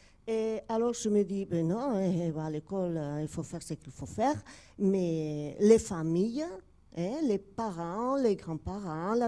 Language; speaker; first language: French; non-native, fluent; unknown